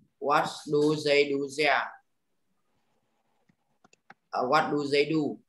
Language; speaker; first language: English; non-native, learner; Vietnamese